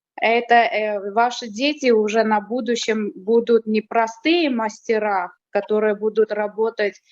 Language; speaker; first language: Russian; non-native, fluent; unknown